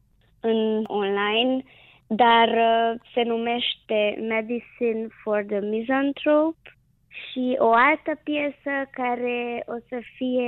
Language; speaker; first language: Romanian; non-native, local second language; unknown